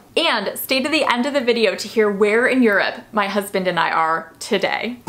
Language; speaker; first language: English; native; English